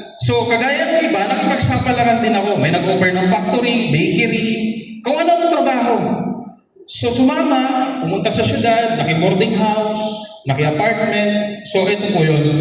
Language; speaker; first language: Filipino; non-native, local second language; Bikol